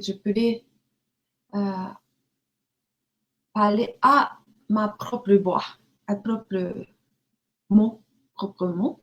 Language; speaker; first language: French; non-native, learner; Japanese